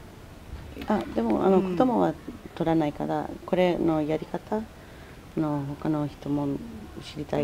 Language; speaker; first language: Japanese; non-native, learner; English